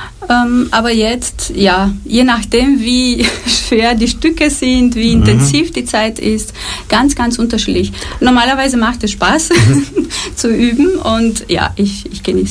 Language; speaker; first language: German; non-native, fluent; Romanian